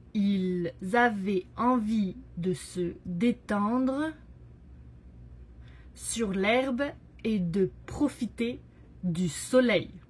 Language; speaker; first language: French; native; French